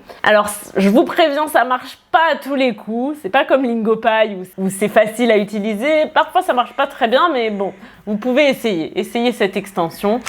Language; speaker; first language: French; native; French